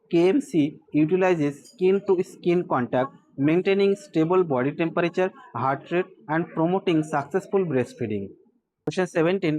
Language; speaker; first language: English; non-native, local second language; Bangla